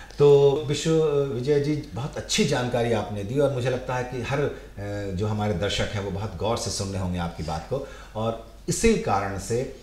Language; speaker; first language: Hindi; native; Hindi